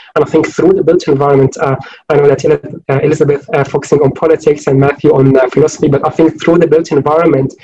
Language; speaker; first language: English; non-native, fluent; Arabic